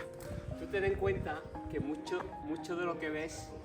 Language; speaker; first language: Spanish; native; Spanish